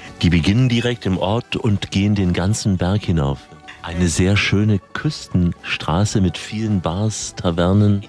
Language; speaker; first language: German; native; German